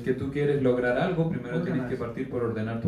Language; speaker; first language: Spanish; native; Spanish